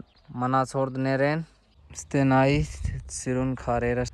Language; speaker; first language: Armenian; non-native, learner; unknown